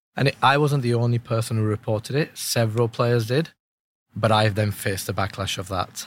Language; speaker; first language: English; early bilingual, other home language; Urdu